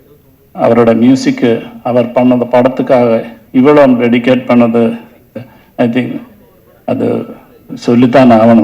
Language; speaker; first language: Tamil; non-native, learner; Malayalam